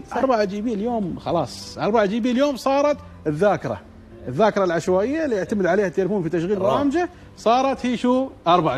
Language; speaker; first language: Arabic; native; Arabic